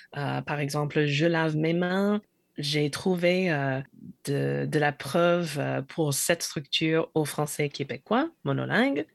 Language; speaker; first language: French; non-native, fluent; English